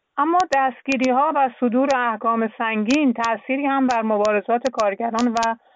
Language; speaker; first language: Persian; native; Persian